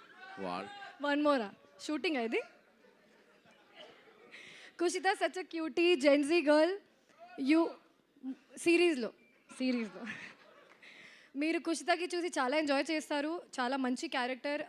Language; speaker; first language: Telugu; non-native, learner; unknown